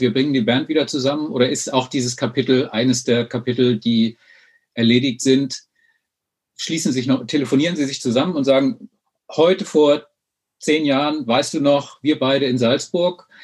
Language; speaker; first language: German; native; German